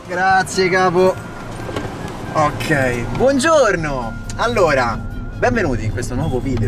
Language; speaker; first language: Italian; native; Italian